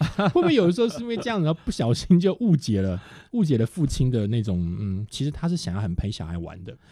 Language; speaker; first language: Chinese; native; Chinese